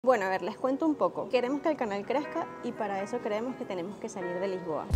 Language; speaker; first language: Spanish; native; Spanish